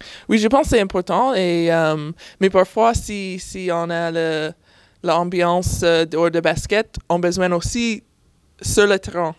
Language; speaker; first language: French; non-native, learner; English